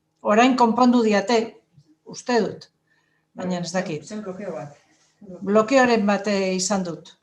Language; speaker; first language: Basque; non-native, local second language; Spanish